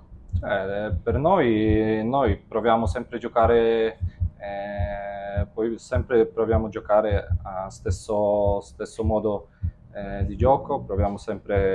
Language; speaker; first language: Italian; non-native, fluent; Polish